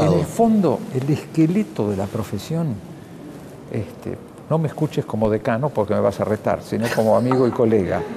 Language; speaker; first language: Spanish; native; Spanish